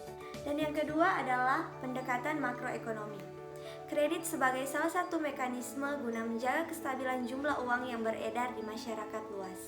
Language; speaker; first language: Indonesian; native; Indonesian